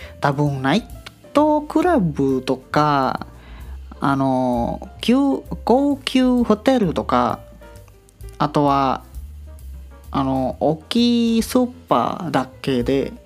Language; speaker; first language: Japanese; non-native, learner; Indonesian